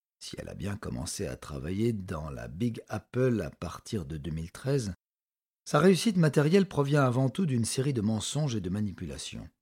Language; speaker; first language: French; native; French